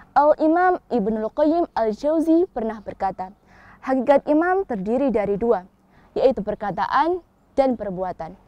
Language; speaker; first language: Indonesian; native; Indonesian